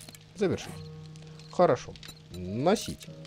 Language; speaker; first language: Russian; native; Russian